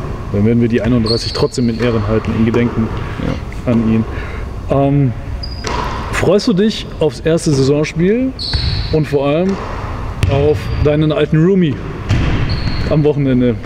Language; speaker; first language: German; native; German